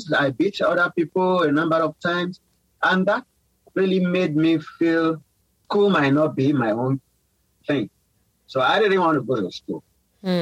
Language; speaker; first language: English; non-native, local second language; Yoruba